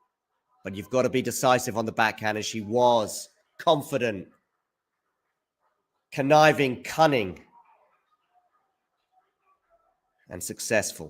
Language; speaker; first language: English; native; English